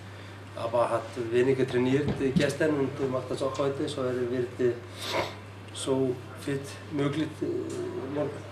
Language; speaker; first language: German; non-native, learner; Icelandic